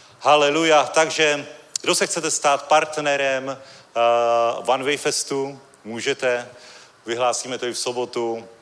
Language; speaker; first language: Czech; native; Czech